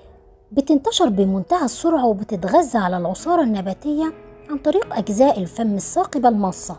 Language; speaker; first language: Arabic; native; Arabic